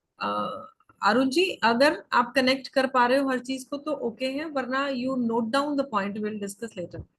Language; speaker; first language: Hindi; native; Hindi